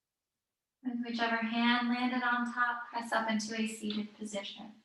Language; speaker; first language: English; native; English